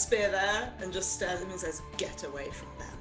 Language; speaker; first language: English; native; English